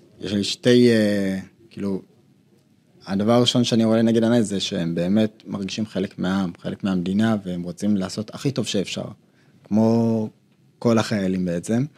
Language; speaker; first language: Hebrew; early bilingual, other home language; Amharic